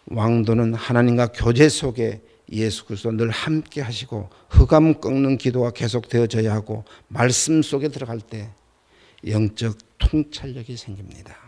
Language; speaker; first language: Korean; native; Korean